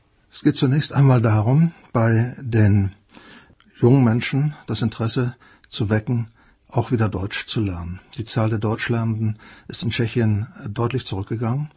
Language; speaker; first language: German; native; German